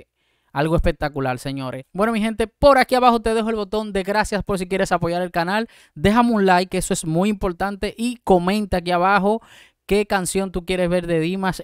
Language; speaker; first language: Spanish; native; Spanish